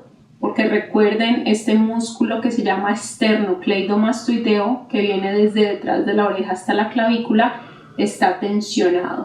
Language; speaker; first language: Spanish; native; Spanish